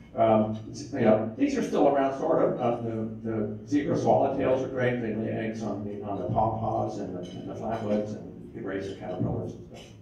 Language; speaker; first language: English; native; English